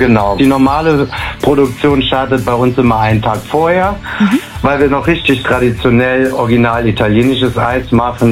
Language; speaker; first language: German; native; German